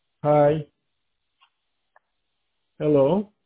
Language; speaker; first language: English; non-native, learner; Portuguese